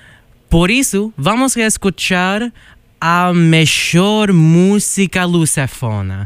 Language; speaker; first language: Portuguese; non-native, learner; English